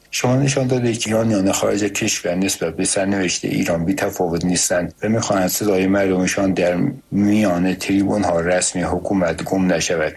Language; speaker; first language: Persian; native; Persian